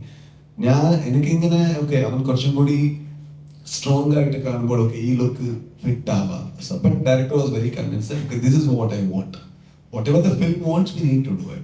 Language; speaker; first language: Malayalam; non-native, learner; Kannada